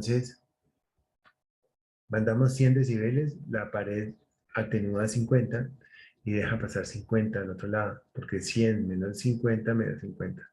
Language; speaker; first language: Spanish; native; Spanish